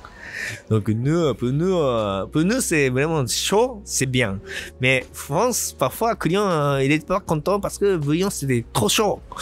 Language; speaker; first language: French; non-native, learner; Japanese